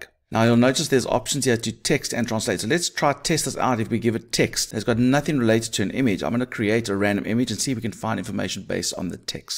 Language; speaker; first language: English; native; English